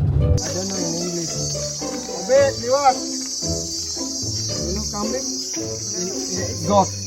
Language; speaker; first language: English; non-native, learner; Indonesian